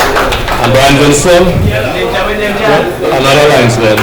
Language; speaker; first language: English; native; English